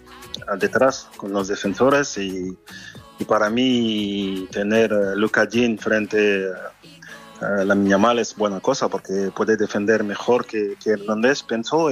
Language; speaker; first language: Spanish; non-native, fluent; French